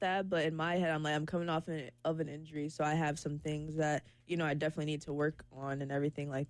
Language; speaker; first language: English; native; English